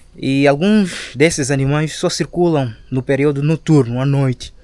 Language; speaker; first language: Portuguese; non-native, local second language; Shona